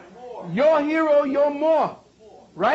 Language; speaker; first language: English; native; English